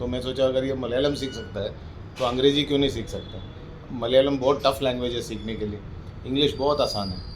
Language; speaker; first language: Hindi; non-native, local second language; Malayalam